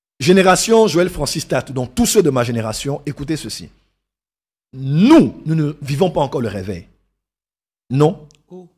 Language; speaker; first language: French; non-native, local second language; Lingala